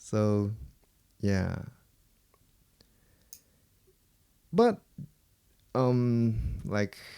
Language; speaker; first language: English; non-native, fluent; Japanese